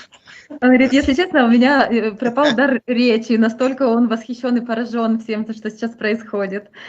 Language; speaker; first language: Russian; native; Russian